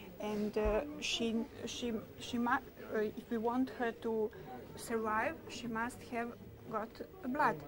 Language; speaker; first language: English; non-native, local second language; Croatian